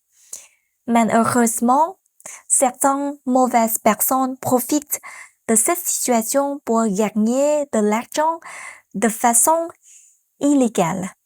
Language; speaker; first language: French; non-native, fluent; Vietnamese